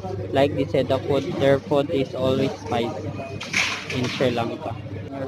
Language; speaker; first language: English; non-native, local second language; Filipino